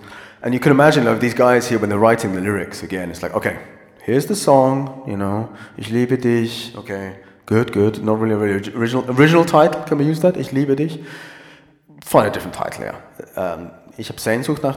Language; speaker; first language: English; native; English